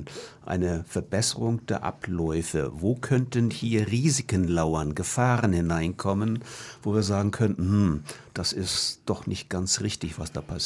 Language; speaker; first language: German; native; German